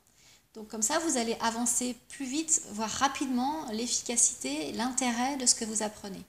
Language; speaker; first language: French; native; French